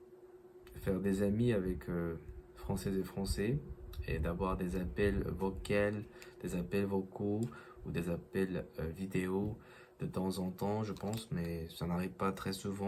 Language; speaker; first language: French; non-native, learner; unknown